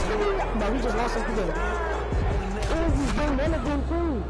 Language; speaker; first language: English; native; English